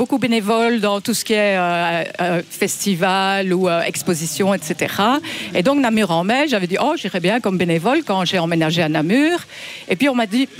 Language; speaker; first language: French; native; French